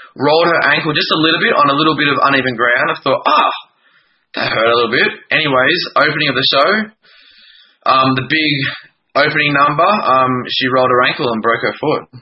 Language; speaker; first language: English; native; English